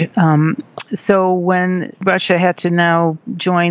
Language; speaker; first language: English; native; English